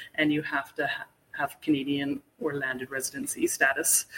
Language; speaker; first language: English; native; English